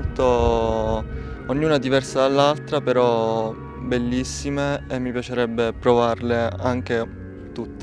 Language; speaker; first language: Italian; native; Italian